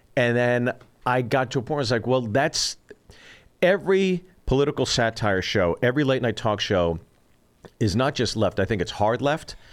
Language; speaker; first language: English; early bilingual, other home language; Korean